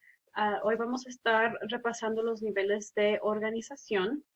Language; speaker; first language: Spanish; early bilingual, heritage; Spanish